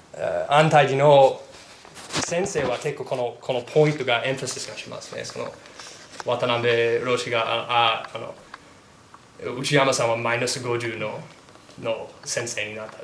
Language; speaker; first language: Japanese; non-native, learner; English